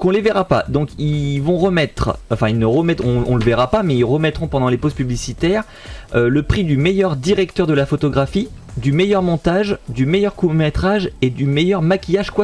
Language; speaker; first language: French; native; French